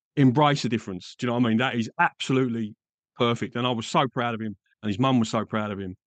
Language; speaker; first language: English; native; English